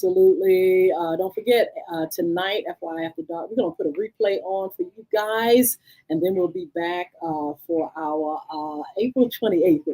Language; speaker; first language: English; native; English